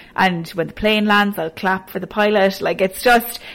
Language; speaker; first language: English; native; English